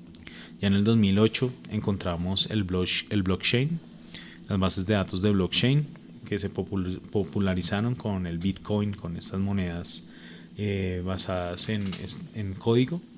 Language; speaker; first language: Spanish; native; Spanish